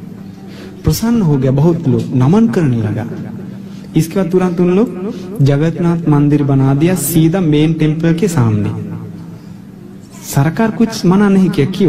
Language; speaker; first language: Hindi; non-native, fluent; Sinhala